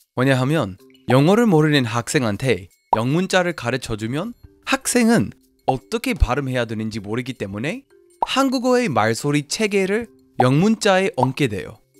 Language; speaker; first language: Korean; non-native, fluent; English